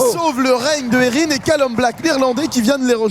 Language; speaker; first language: French; native; French